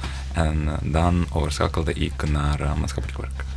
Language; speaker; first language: Dutch; non-native, learner; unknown